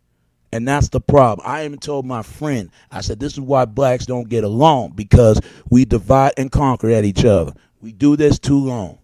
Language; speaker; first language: English; native; English